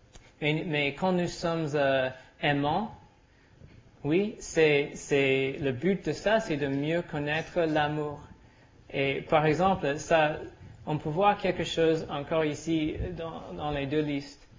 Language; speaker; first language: French; non-native, learner; English